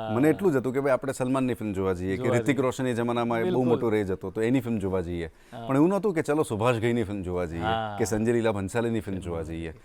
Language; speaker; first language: Gujarati; non-native, local second language; Marwari